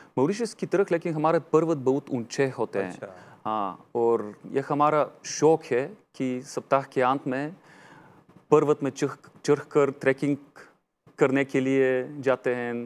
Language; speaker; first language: Hindi; non-native, fluent; Bulgarian